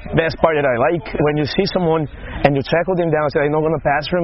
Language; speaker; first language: English; non-native, fluent; Portuguese